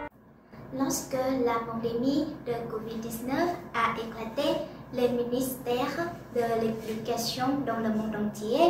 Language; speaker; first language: French; non-native, learner; Vietnamese